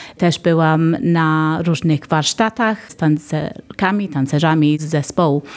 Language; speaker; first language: Polish; early bilingual, heritage; Polish